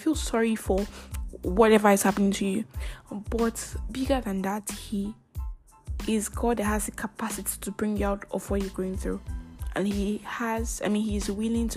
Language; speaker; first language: English; non-native, local second language; Igbo